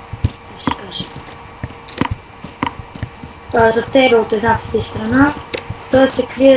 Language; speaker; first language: Bulgarian; native; Bulgarian